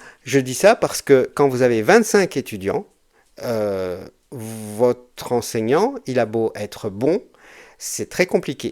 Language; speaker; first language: French; native; French